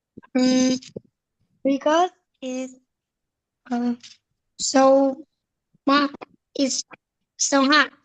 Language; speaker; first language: English; non-native, learner; Vietnamese